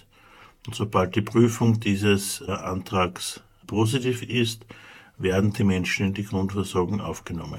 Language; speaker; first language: German; native; German